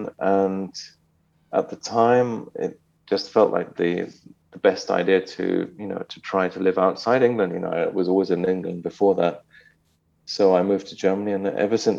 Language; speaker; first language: English; native; English